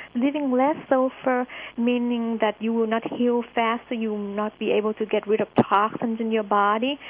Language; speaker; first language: English; early bilingual, other home language; Vietnamese